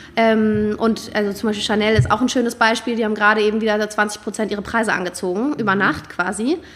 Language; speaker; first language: German; native; German